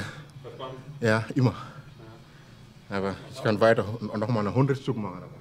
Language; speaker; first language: German; non-native, learner; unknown